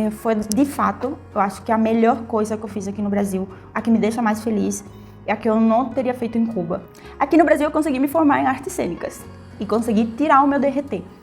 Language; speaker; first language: Portuguese; non-native, fluent; Spanish